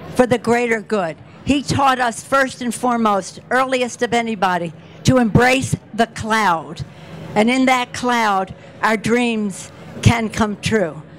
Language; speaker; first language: English; native; English